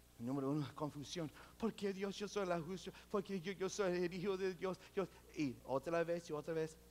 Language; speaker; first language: Spanish; non-native, local second language; English